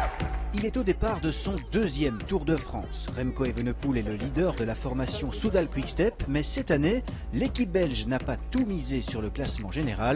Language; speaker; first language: French; native; French